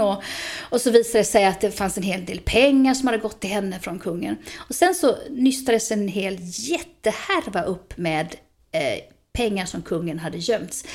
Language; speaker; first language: Swedish; native; Swedish